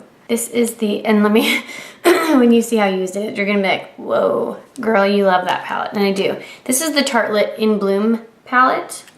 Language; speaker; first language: English; native; English